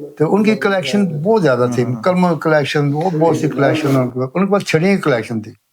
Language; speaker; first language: Urdu; non-native, local second language; Punjabi